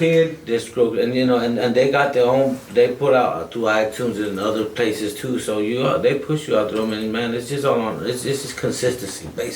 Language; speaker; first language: English; native; English